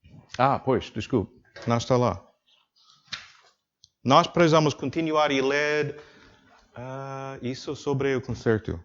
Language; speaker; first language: Portuguese; non-native, learner; English